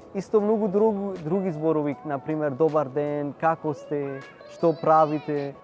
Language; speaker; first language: Macedonian; non-native, learner; Urdu